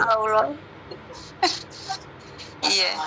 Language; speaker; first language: Indonesian; non-native, local second language; Javanese